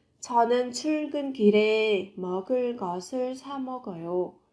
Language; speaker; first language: Korean; non-native, fluent; Vietnamese